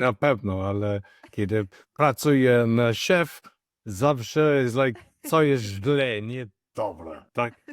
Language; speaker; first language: Polish; non-native, learner; English